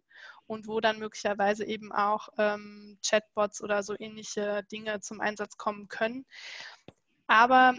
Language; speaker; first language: German; native; German